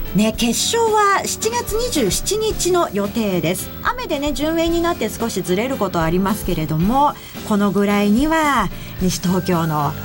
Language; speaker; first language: Japanese; native; Japanese